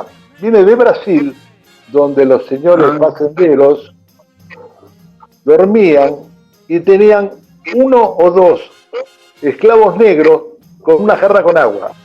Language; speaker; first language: Spanish; native; Spanish